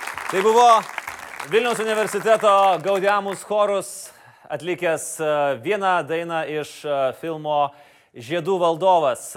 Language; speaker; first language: Lithuanian; native; Lithuanian